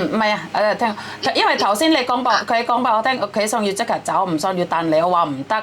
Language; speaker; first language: Cantonese; non-native, fluent; Indonesian